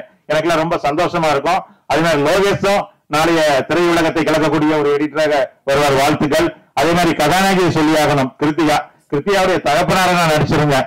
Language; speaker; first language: Tamil; native; Tamil